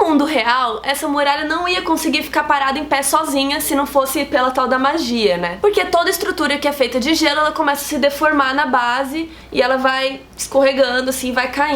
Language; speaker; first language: Portuguese; native; Portuguese